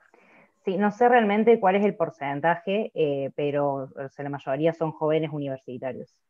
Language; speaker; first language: Spanish; native; Spanish